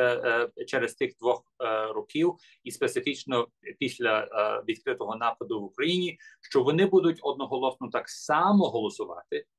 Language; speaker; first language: Ukrainian; early bilingual, heritage; English